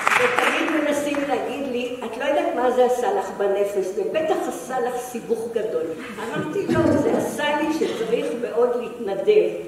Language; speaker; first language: Hebrew; native; Hebrew